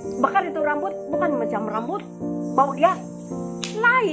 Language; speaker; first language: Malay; non-native, local second language; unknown